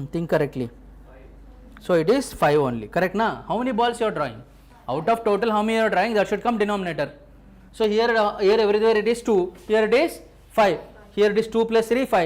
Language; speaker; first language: English; non-native, local second language; Telugu